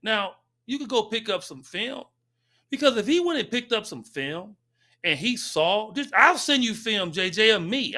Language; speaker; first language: English; native; English